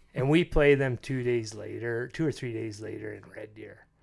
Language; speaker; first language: English; native; English